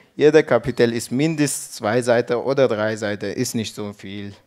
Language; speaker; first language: German; non-native, learner; Persian